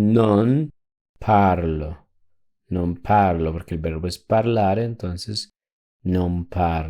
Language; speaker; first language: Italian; non-native, fluent; Spanish